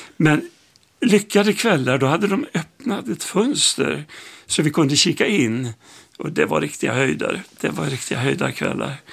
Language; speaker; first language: Swedish; native; Swedish